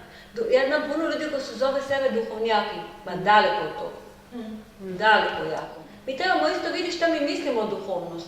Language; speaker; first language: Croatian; non-native, learner; Hebrew